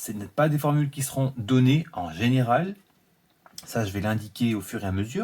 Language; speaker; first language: French; native; French